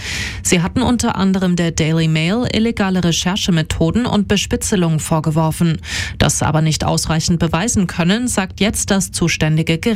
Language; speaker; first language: German; native; German